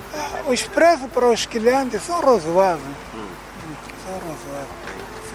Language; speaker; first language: Portuguese; non-native, local second language; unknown